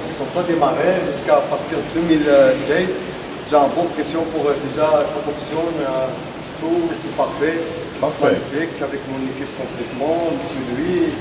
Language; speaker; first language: French; non-native, learner; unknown